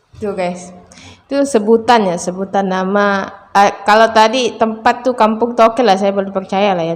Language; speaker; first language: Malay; native; Malay